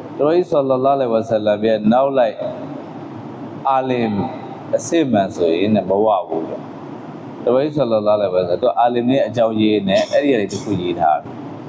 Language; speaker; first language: Burmese; native; Burmese